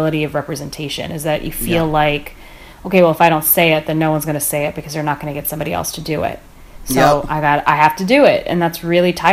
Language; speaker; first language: English; native; English